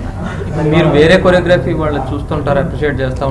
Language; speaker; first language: Telugu; native; Telugu